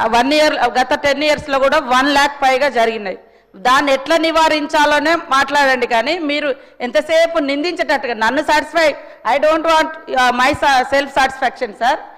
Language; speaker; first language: Telugu; native; Telugu